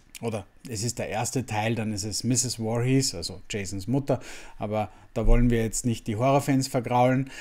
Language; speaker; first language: German; native; German